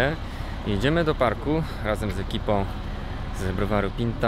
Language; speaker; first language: Polish; native; Polish